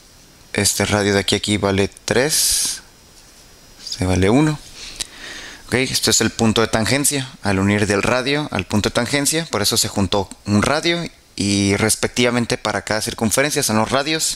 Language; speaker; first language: Spanish; native; Spanish